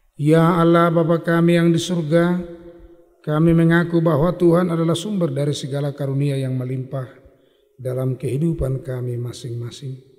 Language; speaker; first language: Indonesian; non-native, local second language; Batak Toba